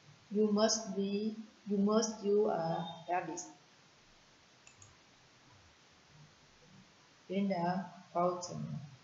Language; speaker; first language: English; non-native, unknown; Vietnamese